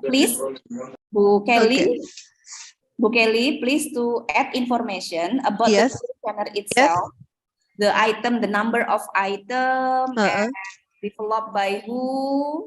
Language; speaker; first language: English; non-native, fluent; Indonesian